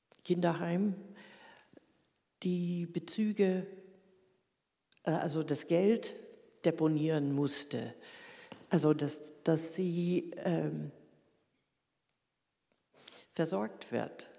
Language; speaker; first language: German; early bilingual, heritage; German